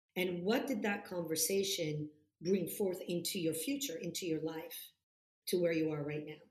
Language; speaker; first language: English; non-native, fluent; Italian